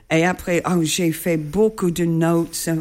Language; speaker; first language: French; non-native, learner; English